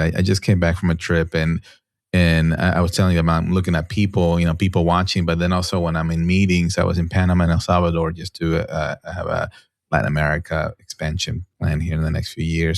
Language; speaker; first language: English; non-native, fluent; Spanish